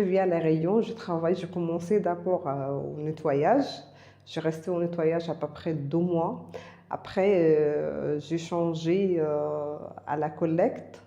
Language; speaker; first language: French; non-native, learner; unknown